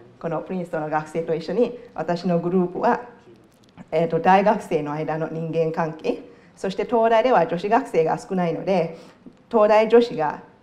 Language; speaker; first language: Japanese; non-native, fluent; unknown